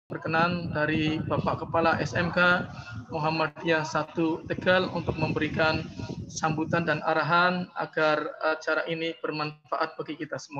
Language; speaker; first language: Indonesian; native; Indonesian